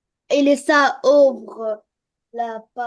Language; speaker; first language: French; non-native, learner; Arabic